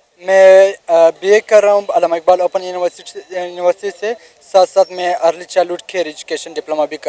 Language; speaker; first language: Hindi; non-native, local second language; Pashto